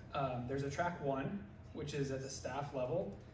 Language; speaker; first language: English; native; English